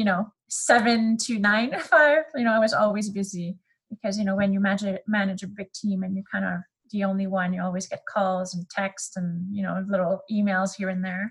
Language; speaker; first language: English; non-native, fluent; French